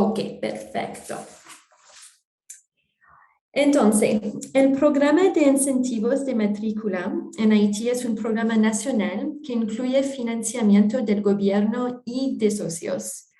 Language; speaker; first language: Spanish; non-native, fluent; French